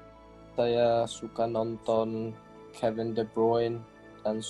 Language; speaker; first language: Indonesian; early bilingual, heritage; English